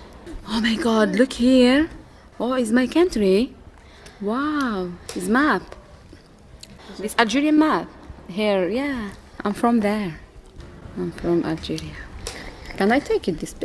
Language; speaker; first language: English; non-native, learner; Arabic